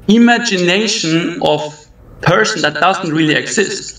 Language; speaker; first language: English; early bilingual, other home language; German